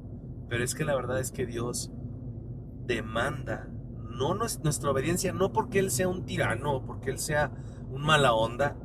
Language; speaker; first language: Spanish; native; Spanish